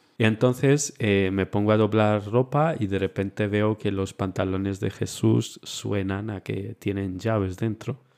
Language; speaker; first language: Spanish; early bilingual, other home language; Romanian